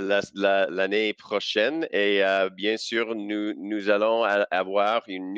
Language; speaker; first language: French; non-native, local second language; English